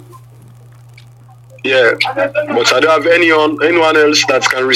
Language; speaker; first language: English; non-native, local second language; Krio